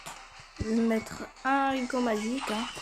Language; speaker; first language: French; native; French